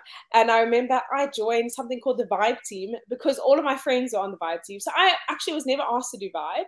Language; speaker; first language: English; native; English